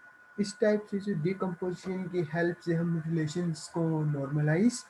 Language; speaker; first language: Hindi; native; Hindi